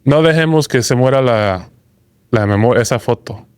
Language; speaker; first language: Spanish; early bilingual, heritage; Spanish